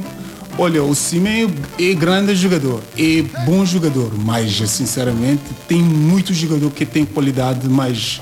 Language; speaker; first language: Portuguese; non-native, learner; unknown